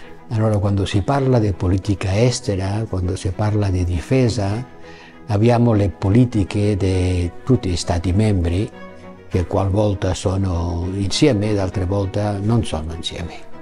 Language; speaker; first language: Italian; non-native, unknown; Catalan